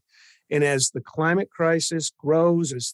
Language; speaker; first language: English; native; English